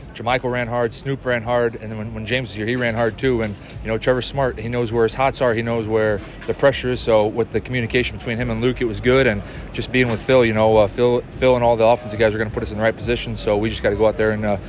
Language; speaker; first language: English; native; English